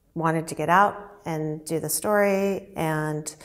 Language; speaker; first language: English; native; English